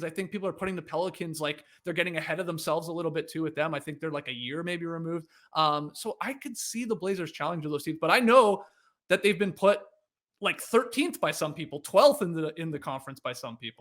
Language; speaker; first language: English; native; English